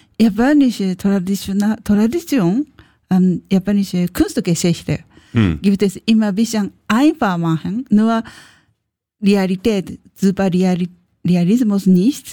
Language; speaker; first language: German; non-native, learner; Japanese